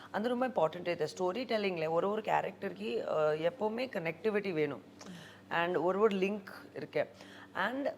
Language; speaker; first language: Tamil; non-native, learner; Hindi